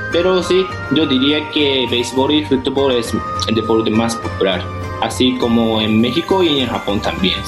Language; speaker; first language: Spanish; non-native, fluent; Japanese